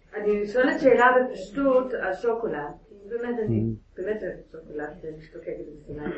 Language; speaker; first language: Hebrew; non-native, learner; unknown